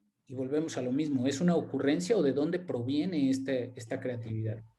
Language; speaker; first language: Spanish; native; Spanish